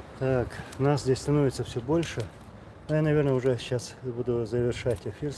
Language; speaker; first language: Russian; non-native, local second language; Chechen